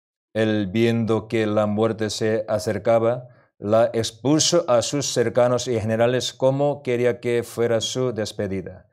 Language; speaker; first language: Spanish; non-native, learner; Korean